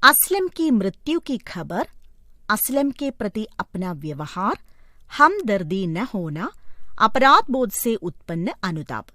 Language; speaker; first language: Hindi; non-native, local second language; Malayalam